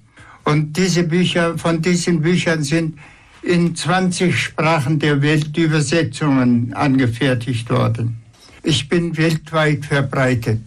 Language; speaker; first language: German; non-native, fluent; Tuvinian